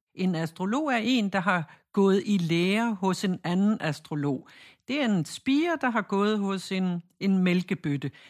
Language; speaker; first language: Danish; native; Danish